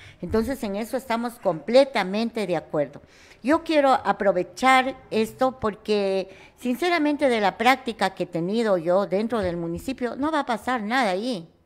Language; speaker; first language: Spanish; native; Spanish